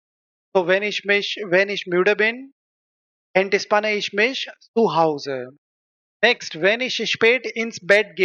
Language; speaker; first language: German; non-native, fluent; Hindi